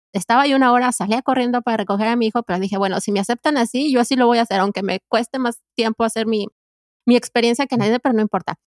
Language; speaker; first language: Spanish; native; Spanish